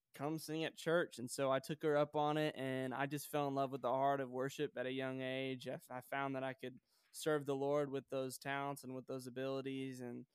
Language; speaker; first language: English; native; English